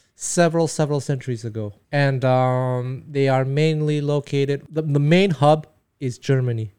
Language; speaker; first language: English; non-native, fluent; Min Nan Chinese